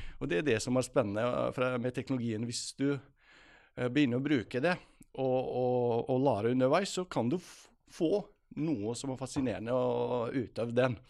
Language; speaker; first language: Norwegian; non-native, fluent; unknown